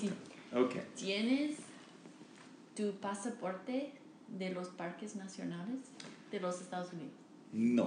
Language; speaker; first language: Spanish; non-native, fluent; English